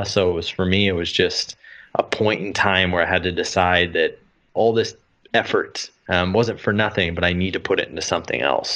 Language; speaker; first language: English; native; English